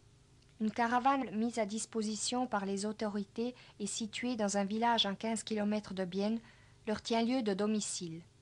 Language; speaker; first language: French; native; French